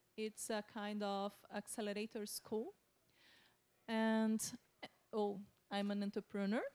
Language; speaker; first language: English; non-native, fluent; Portuguese